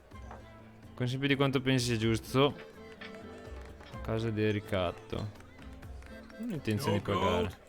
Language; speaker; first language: Italian; native; Italian